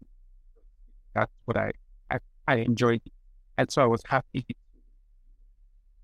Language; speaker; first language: English; non-native, local second language; Igbo